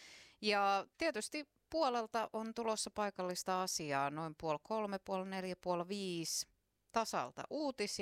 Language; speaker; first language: Finnish; native; Finnish